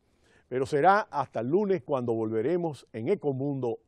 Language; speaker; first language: Spanish; native; Spanish